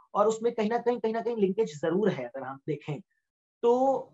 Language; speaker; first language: Hindi; native; Hindi